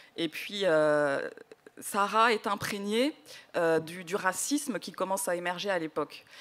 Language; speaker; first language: French; native; French